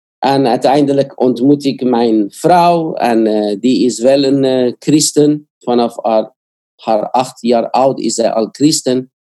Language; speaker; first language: Dutch; non-native, fluent; Korean